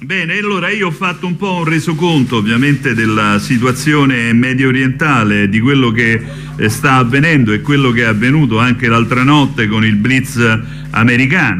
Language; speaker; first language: Italian; native; Italian